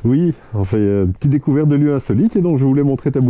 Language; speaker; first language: French; native; French